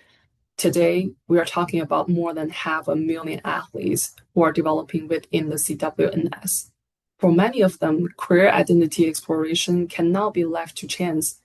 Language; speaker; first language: English; non-native, fluent; Chinese